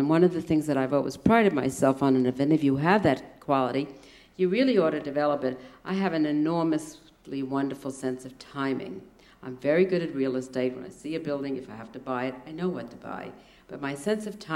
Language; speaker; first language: English; early bilingual, other home language; German